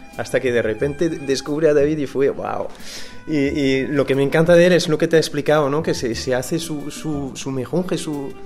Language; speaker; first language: Spanish; non-native, fluent; French